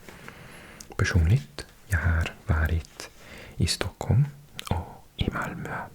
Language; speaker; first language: Swedish; non-native, learner; English